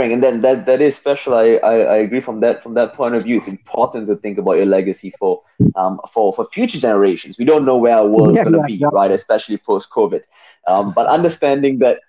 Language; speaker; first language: English; non-native, local second language; Tamil